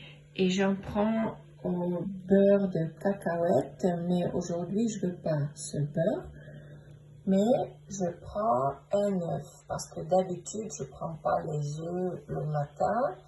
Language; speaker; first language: French; non-native, fluent; Russian